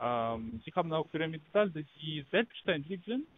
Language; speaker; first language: German; non-native, learner; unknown